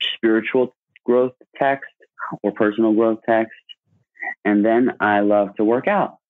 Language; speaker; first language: English; native; English